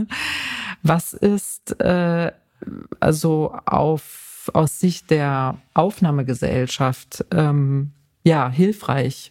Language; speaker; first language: German; native; German